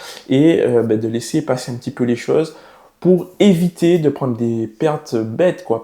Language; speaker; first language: French; native; French